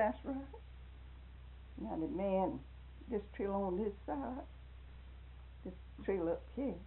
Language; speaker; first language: English; native; English